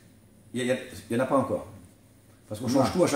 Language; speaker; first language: French; native; French